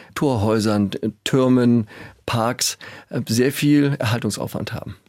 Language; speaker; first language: German; native; German